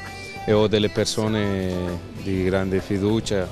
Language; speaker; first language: Italian; non-native, fluent; Spanish